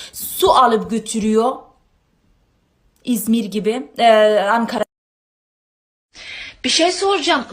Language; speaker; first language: Turkish; non-native, fluent; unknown